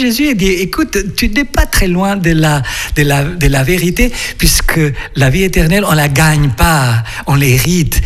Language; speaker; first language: French; non-native, fluent; Spanish